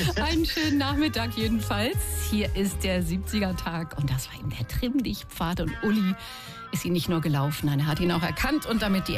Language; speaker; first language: German; native; German